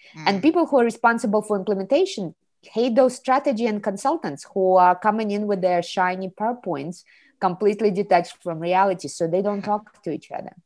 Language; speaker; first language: English; non-native, fluent; Kazakh